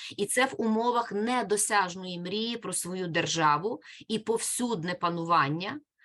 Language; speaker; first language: Ukrainian; native; Ukrainian